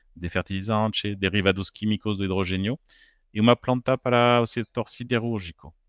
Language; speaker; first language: Portuguese; non-native, fluent; French